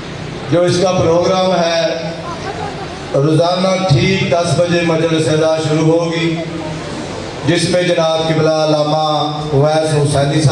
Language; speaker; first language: Hindi; non-native, local second language; Punjabi